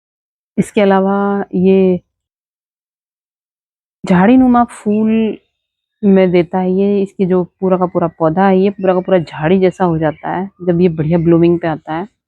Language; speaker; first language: Hindi; native; Hindi